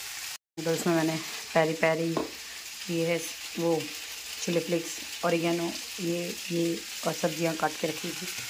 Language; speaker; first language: Hindi; native; Hindi